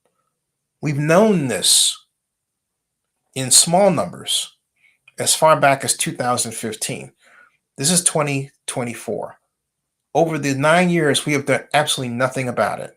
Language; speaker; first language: English; native; English